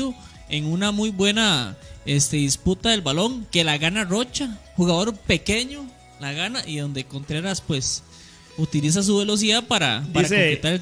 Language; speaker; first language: Spanish; native; Spanish